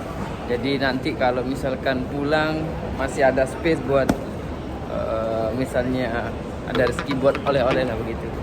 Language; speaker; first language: Indonesian; non-native, local second language; Sasak